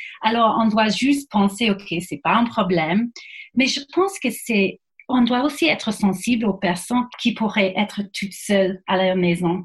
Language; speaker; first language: French; non-native, fluent; English